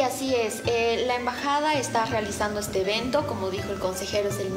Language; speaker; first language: Spanish; native; Spanish